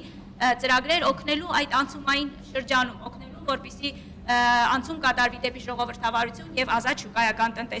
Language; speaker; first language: Armenian; native; Armenian